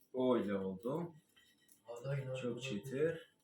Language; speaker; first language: Turkish; non-native, fluent; Persian